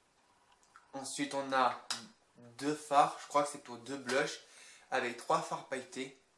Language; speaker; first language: French; native; French